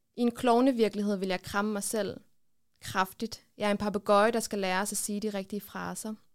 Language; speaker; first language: Danish; early bilingual, other home language; Kurdish